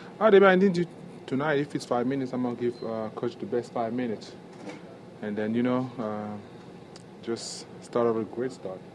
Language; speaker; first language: English; non-native, fluent; French